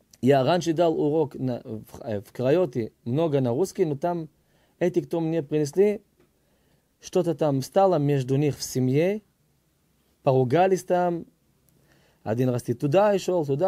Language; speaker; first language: Russian; early bilingual, heritage; Hebrew